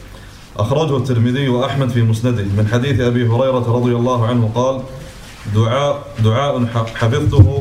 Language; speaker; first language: Arabic; native; Arabic